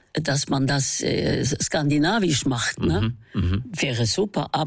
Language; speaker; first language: German; non-native, fluent; Norwegian